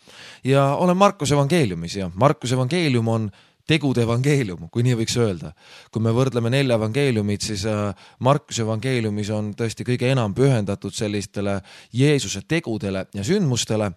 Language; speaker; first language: Estonian; native; Estonian